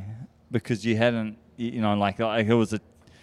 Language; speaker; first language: English; native; English